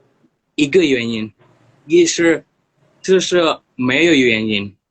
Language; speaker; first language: Chinese; non-native, learner; Indonesian